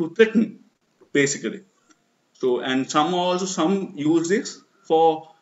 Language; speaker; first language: English; non-native, local second language; Sinhala